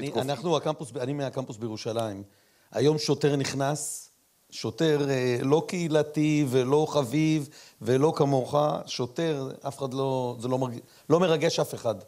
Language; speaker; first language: Hebrew; native; Hebrew